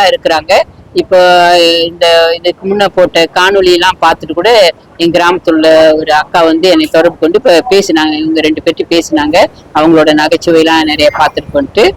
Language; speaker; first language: Tamil; early bilingual, heritage; Tamil